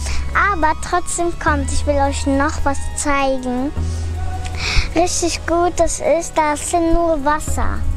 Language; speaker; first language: German; early bilingual, other home language; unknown